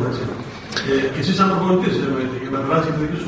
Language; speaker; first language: Greek; native; Greek